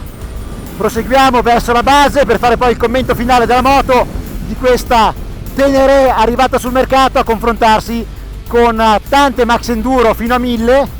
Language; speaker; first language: Italian; native; Italian